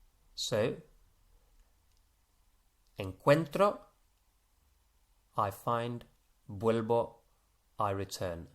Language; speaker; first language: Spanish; non-native, fluent; English